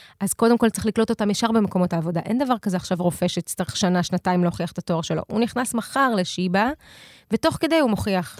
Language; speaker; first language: Hebrew; early bilingual, other home language; Russian